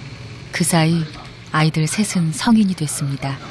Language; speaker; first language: Korean; native; Korean